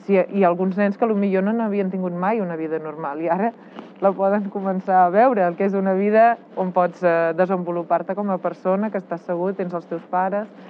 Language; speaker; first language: Catalan; native; Catalan